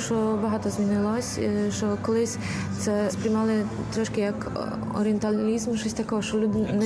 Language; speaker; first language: Ukrainian; early bilingual, heritage; Ukrainian